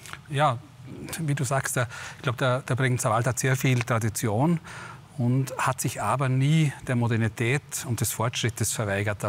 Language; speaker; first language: German; native; German